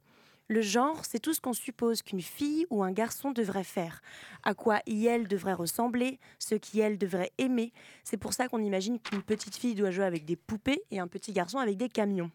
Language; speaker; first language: French; native; French